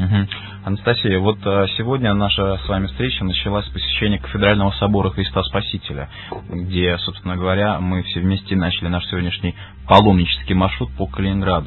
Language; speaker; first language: Russian; native; Russian